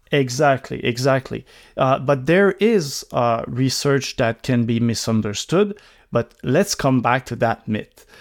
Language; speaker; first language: English; non-native, local second language; French